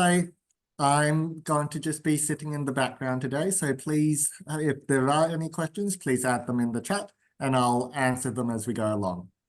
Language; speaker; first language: English; native; English